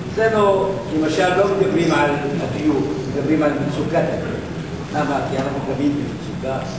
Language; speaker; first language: Hebrew; non-native, local second language; Arabic